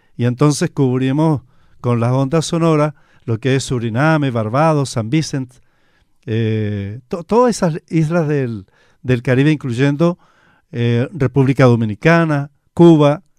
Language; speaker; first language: Spanish; native; Spanish